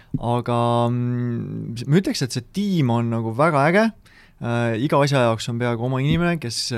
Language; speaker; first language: Estonian; native; Estonian